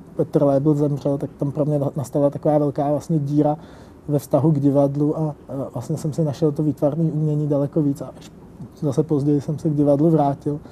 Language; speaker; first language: Czech; native; Czech